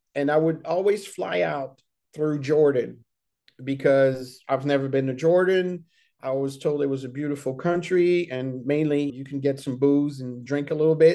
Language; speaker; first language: English; early bilingual, other home language; French